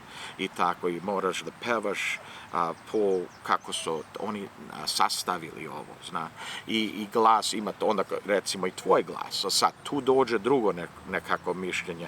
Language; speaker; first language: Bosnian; early bilingual, heritage; Serbian